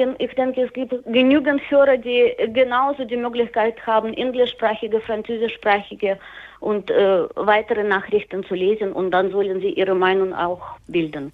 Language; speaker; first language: German; non-native, fluent; Russian